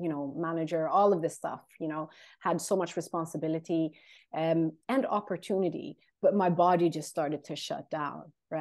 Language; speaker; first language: English; non-native, fluent; Swedish